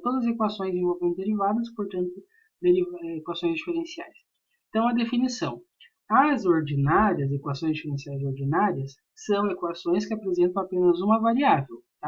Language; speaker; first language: Portuguese; native; Portuguese